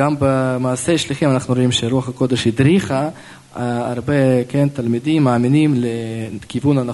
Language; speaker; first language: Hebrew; non-native, local second language; Russian